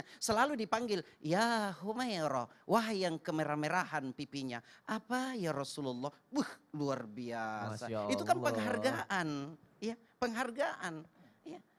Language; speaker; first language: Indonesian; native; Indonesian